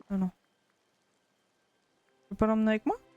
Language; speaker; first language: French; native; French